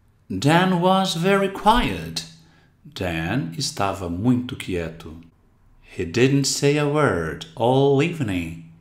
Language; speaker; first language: English; non-native, fluent; Portuguese